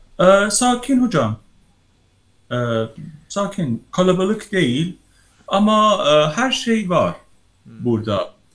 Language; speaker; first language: Turkish; non-native, learner; Persian